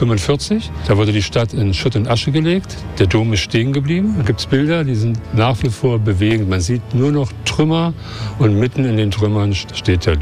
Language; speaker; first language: German; native; German